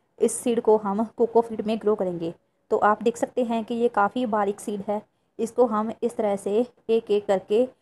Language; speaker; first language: Hindi; non-native, local second language; Punjabi